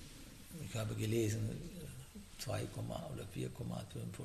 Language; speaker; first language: German; non-native, learner; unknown